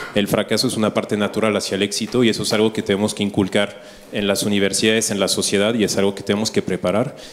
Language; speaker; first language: Spanish; non-native, fluent; French